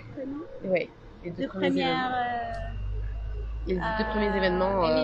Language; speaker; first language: French; native; French